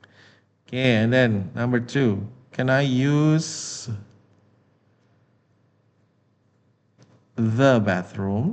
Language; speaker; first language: English; non-native, fluent; Indonesian